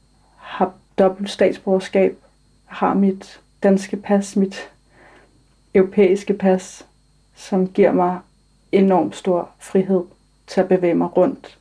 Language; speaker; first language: Danish; early bilingual, other home language; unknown